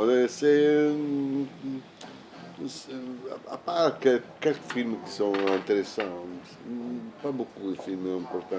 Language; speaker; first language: French; non-native, learner; Italian